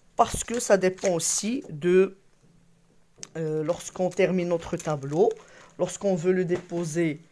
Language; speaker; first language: French; non-native, local second language; Arabic